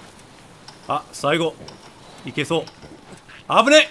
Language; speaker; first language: Japanese; non-native, fluent; English